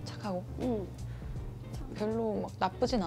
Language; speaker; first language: Korean; native; Korean